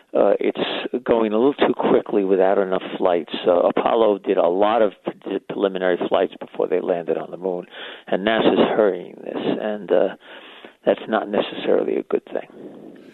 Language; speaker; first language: English; native; English